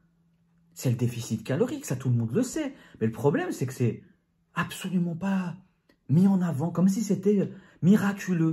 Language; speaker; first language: French; native; French